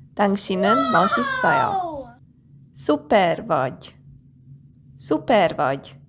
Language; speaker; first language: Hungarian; non-native, fluent; Korean